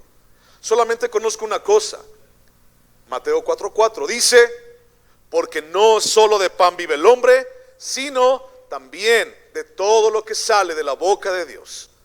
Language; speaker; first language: Spanish; native; Spanish